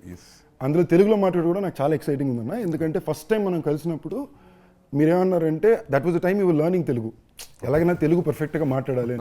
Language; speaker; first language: Telugu; native; Telugu